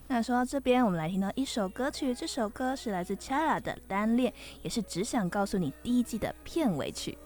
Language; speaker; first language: Chinese; native; Chinese